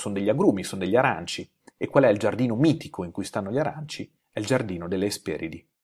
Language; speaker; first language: Italian; native; Italian